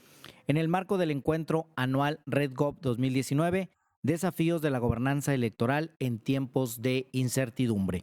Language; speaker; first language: Spanish; native; Spanish